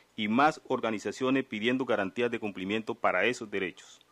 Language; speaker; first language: Spanish; native; Spanish